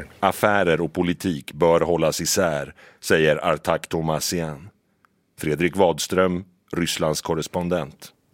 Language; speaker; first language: Swedish; native; Swedish